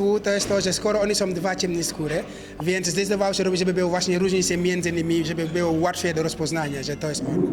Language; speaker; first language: Polish; non-native, learner; Wolof